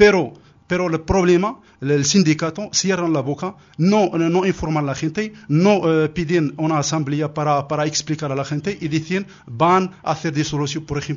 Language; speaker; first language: Spanish; non-native, learner; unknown